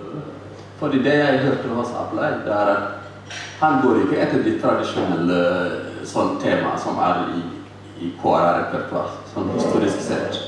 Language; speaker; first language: Norwegian; non-native, fluent; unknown